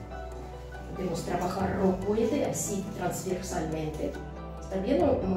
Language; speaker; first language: Spanish; non-native, fluent; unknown